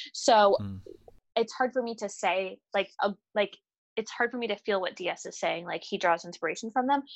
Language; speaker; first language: English; native; English